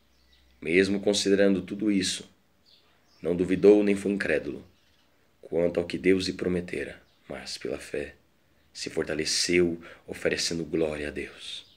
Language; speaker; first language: Portuguese; native; Portuguese